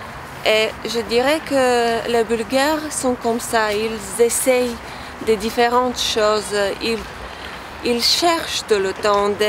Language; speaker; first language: French; non-native, fluent; Bulgarian